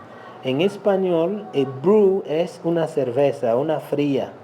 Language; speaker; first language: Spanish; non-native, local second language; Haitian Creole